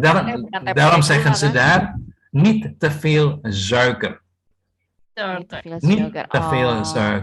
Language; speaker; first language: Dutch; non-native, learner; Indonesian